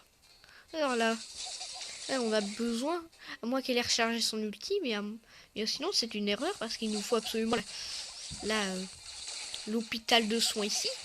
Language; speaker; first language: French; native; French